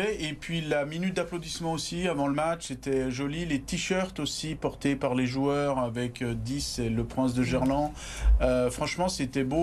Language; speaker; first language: French; native; French